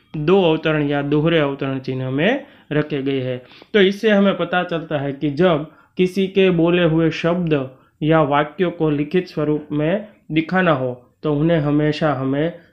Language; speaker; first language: Hindi; non-native, local second language; Gujarati